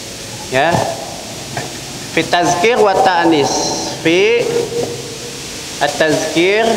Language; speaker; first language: Arabic; non-native, fluent; Indonesian